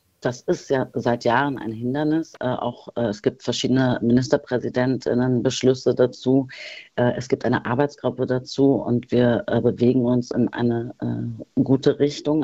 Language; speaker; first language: German; early bilingual, other home language; Turkish